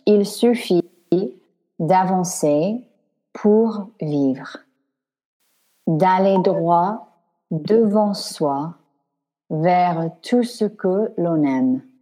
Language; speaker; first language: French; non-native, fluent; English